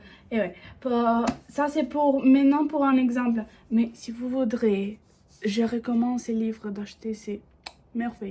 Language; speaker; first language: French; non-native, learner; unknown